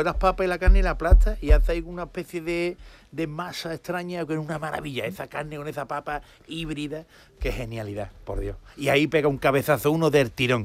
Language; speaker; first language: Spanish; native; Spanish